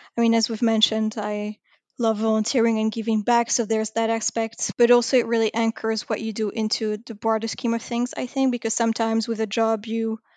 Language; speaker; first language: English; non-native, fluent; French